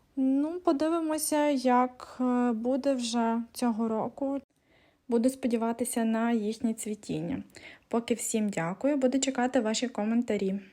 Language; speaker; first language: Ukrainian; native; Ukrainian